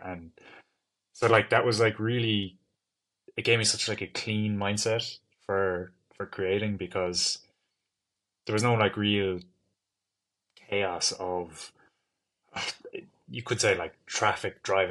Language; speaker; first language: English; native; English